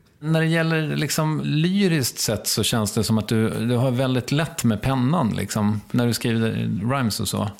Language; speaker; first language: Swedish; native; Swedish